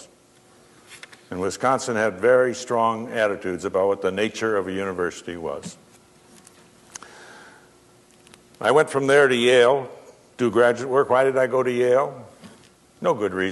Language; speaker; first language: English; native; English